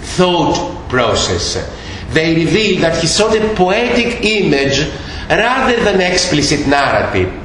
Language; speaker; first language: English; non-native, fluent; Greek